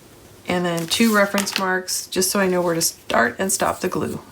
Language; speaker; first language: English; native; English